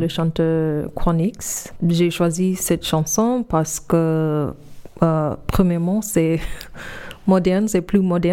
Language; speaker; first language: French; non-native, fluent; English